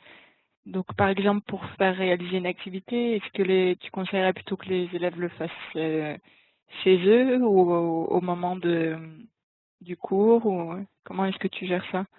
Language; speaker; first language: French; native; French